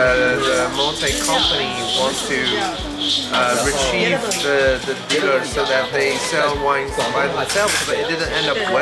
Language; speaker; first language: English; non-native, fluent; Chinese